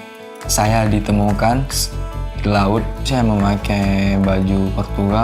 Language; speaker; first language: Indonesian; non-native, local second language; Achinese